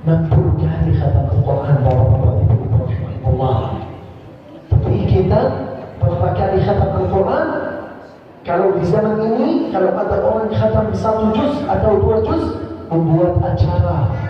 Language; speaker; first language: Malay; non-native, fluent; Arabic